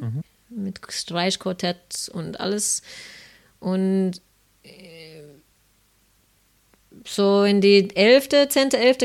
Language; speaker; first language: German; non-native, fluent; English